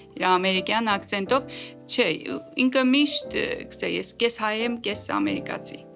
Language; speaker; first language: Armenian; native; Armenian